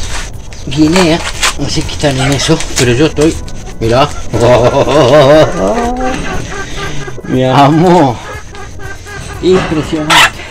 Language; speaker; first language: Spanish; native; Spanish